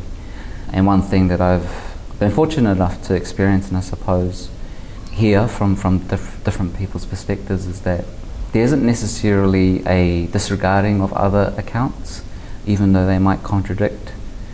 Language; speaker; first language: English; native; English